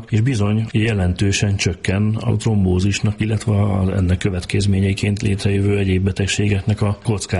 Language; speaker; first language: Hungarian; native; Hungarian